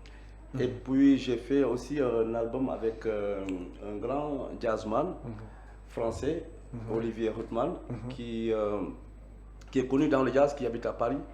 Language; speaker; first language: French; non-native, local second language; Mandingo